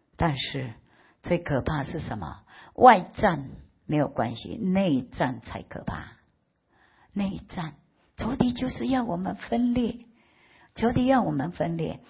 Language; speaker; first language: Chinese; early bilingual, heritage; Chinese